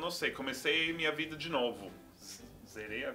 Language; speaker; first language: Portuguese; non-native, fluent; English